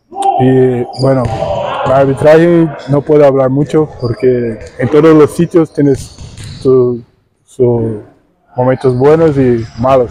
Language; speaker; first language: Spanish; non-native, learner; Portuguese